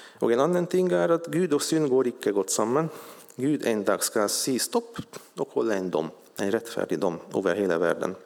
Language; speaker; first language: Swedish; non-native, fluent; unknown